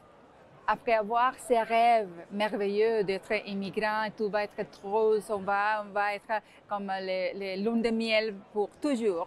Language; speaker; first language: French; non-native, fluent; Spanish